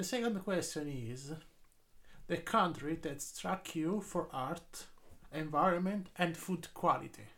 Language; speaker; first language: English; non-native, learner; Italian